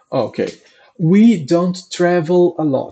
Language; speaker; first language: English; non-native, fluent; Portuguese